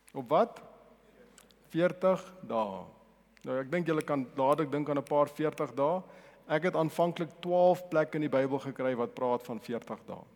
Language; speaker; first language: Afrikaans; non-native, local second language; Tswana